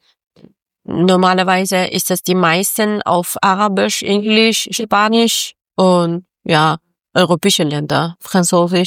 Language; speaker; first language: German; non-native, learner; Persian